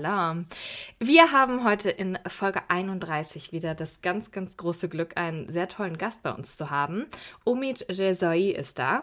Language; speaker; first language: German; early bilingual, other home language; Persian